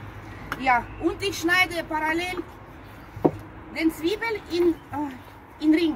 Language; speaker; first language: German; non-native, fluent; Russian